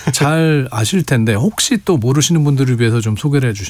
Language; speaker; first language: Korean; native; Korean